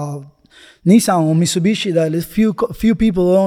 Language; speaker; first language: English; non-native, fluent; Spanish